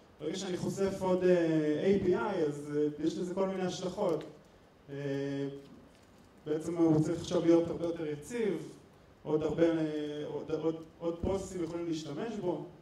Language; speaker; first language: Hebrew; native; Hebrew